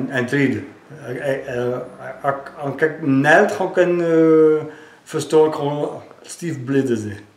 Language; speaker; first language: Dutch; non-native, local second language; French